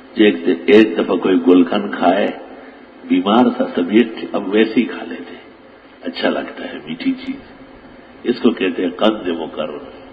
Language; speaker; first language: Urdu; non-native, local second language; Pashto